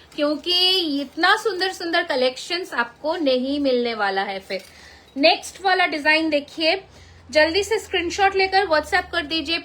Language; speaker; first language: Hindi; non-native, local second language; Bangla